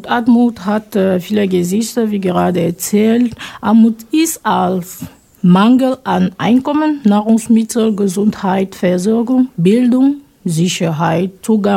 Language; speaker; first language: German; non-native, fluent; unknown